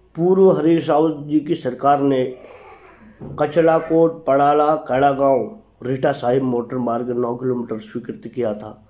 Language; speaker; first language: Hindi; native; Hindi